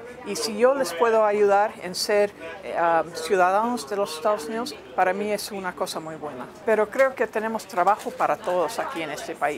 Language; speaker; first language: Spanish; non-native, fluent; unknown